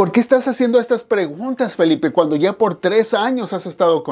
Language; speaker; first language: Spanish; native; Spanish